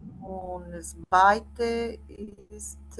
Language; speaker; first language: German; non-native, learner; Spanish